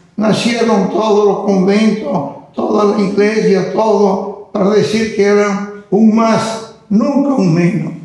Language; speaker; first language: Spanish; non-native, fluent; Italian